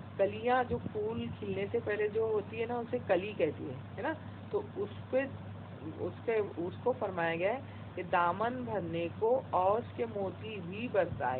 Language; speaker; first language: Urdu; native; Urdu